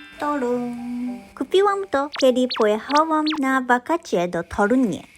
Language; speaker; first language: Polish; non-native, learner; Japanese